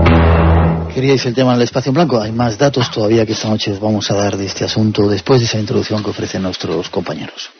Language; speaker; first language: Spanish; native; Spanish